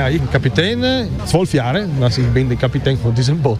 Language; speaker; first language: German; non-native, learner; Italian